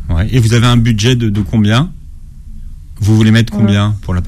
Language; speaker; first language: French; native; French